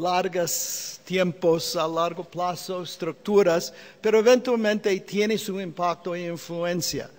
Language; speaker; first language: Spanish; non-native, fluent; English